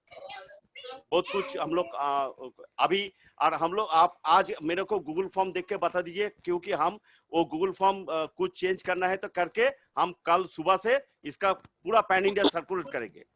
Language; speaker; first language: Hindi; non-native, local second language; Bangla